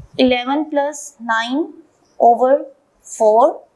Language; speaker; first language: English; non-native, local second language; Urdu